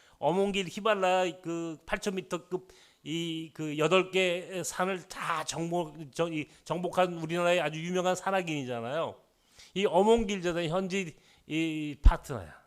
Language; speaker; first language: Korean; native; Korean